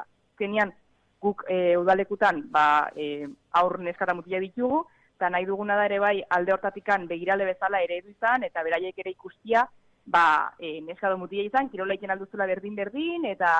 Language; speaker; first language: Basque; native; Basque